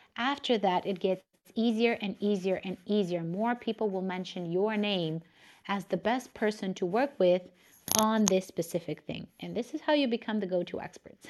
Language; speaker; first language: English; non-native, fluent; Romanian